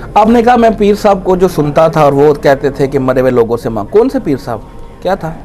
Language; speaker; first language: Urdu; non-native, local second language; Punjabi